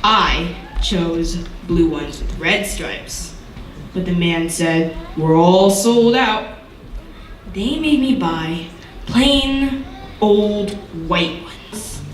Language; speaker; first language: English; native; English